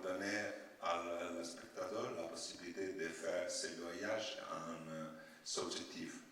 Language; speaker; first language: French; non-native, learner; Italian